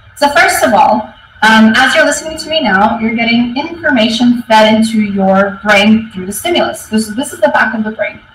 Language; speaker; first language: English; native; English